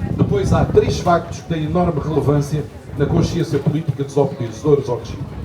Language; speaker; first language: Portuguese; native; Portuguese